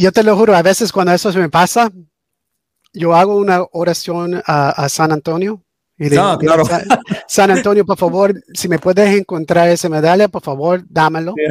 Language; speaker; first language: Spanish; early bilingual, heritage; English